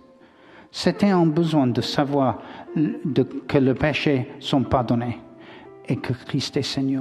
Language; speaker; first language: French; non-native, learner; English